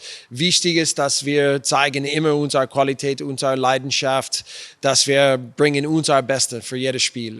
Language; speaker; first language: German; non-native, fluent; English